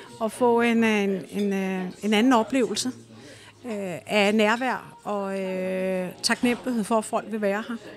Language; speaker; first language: Danish; native; Danish